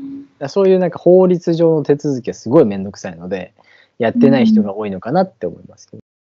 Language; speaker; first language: Japanese; native; Japanese